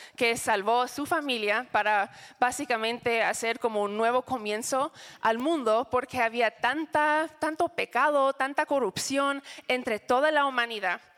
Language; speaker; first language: Spanish; non-native, fluent; English